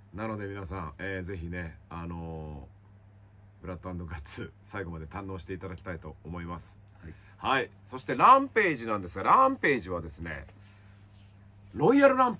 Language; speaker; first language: Japanese; native; Japanese